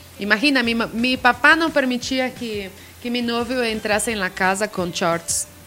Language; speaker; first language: Spanish; non-native, fluent; Portuguese